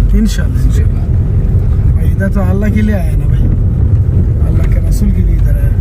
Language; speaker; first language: Hindi; non-native, learner; Bangla